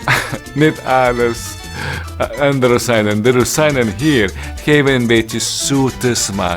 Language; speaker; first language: Dutch; non-native, learner; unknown